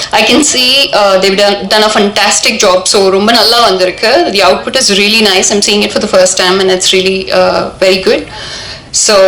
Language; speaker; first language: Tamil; non-native, local second language; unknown